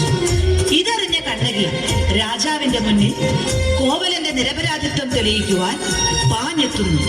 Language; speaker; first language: Malayalam; native; Malayalam